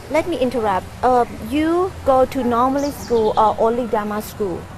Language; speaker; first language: English; non-native, learner; Thai